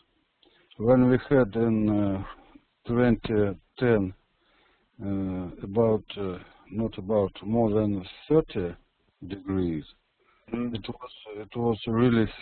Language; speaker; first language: English; non-native, learner; Russian